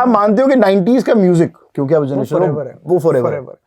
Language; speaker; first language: Hindi; native; Hindi